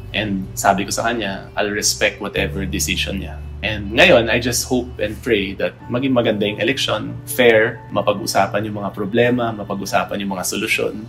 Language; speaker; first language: Filipino; native; Filipino